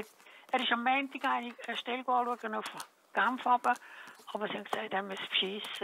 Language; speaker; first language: German; native; German